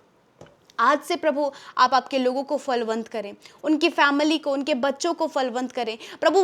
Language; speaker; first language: Hindi; native; Hindi